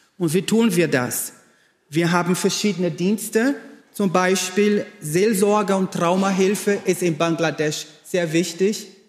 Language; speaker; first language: German; non-native, fluent; Portuguese